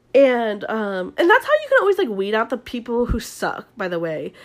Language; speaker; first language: English; native; English